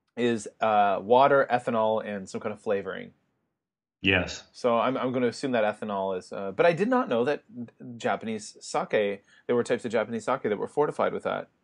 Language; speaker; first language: English; native; English